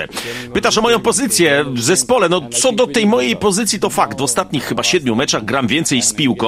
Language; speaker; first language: Polish; native; Polish